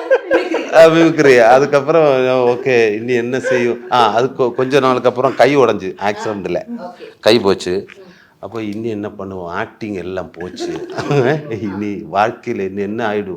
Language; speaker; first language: Tamil; non-native, learner; Malayalam